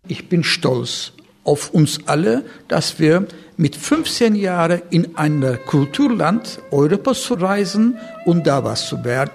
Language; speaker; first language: German; non-native, fluent; Turkish